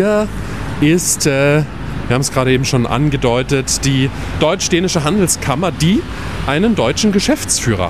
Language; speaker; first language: German; native; German